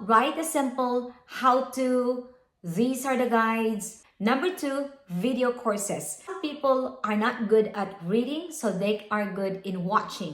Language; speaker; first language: English; non-native, local second language; Filipino